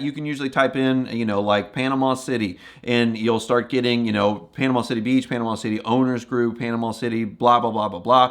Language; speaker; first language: English; native; English